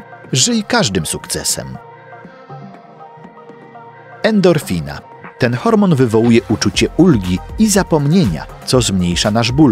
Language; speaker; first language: Polish; native; Polish